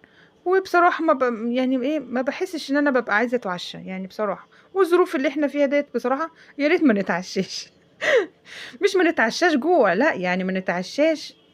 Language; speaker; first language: Arabic; native; Arabic